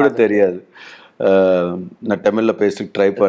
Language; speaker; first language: Tamil; non-native, learner; Telugu